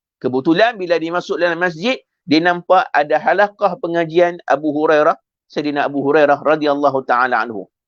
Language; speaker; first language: Malay; native; Malay